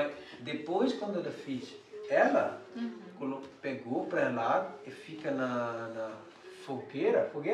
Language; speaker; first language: Portuguese; non-native, learner; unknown